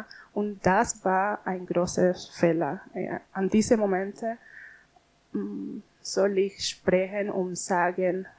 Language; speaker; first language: German; non-native, learner; Spanish